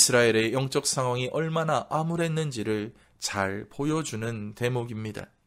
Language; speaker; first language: Korean; native; Korean